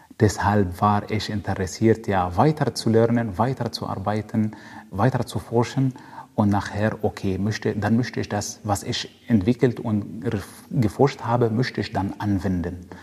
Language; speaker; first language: German; non-native, fluent; Arabic